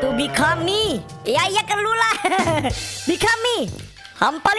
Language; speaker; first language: English; non-native, learner; Indonesian